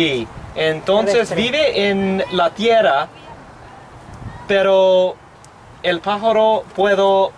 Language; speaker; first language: Spanish; non-native, learner; English